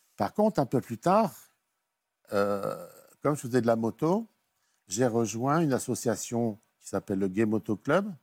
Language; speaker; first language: French; native; French